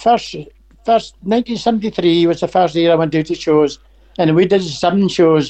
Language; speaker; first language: English; native; English